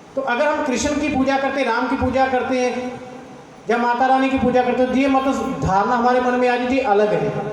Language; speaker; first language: Hindi; non-native, local second language; Punjabi